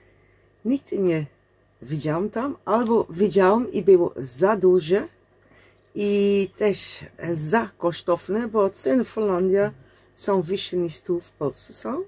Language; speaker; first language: Polish; non-native, learner; Dutch